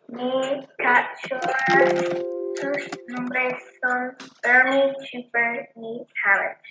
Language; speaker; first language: Spanish; non-native, learner; English